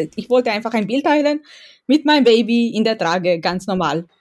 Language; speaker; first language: German; non-native, fluent; Romanian